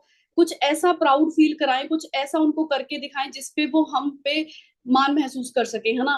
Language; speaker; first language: Hindi; non-native, local second language; Punjabi